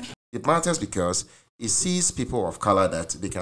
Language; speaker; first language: English; non-native, local second language; Akan